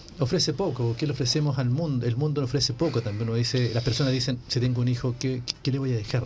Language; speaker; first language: Spanish; native; Spanish